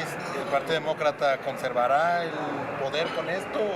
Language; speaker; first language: Spanish; native; Spanish